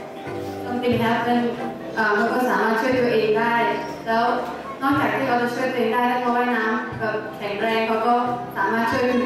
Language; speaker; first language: Thai; early bilingual, heritage; Thai